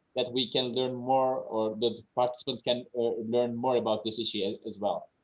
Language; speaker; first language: English; non-native, fluent; Turkish